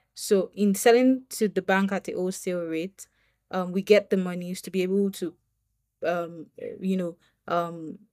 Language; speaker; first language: English; non-native, local second language; Yoruba